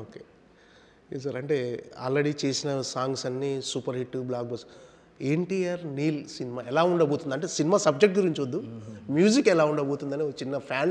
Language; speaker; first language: Telugu; native; Telugu